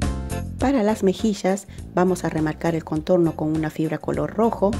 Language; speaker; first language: Spanish; native; Spanish